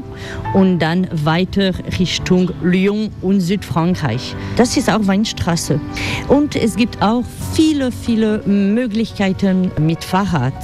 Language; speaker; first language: German; non-native, fluent; French